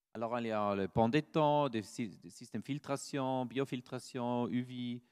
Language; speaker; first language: French; non-native, fluent; German